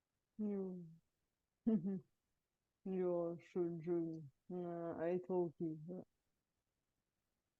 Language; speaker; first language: German; non-native, fluent; Bulgarian